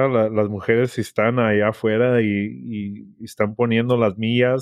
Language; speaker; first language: Spanish; early bilingual, heritage; English